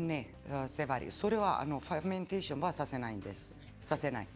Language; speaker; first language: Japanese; non-native, fluent; Macedonian